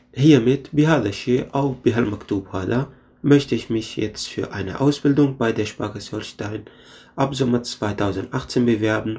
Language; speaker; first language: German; non-native, fluent; Arabic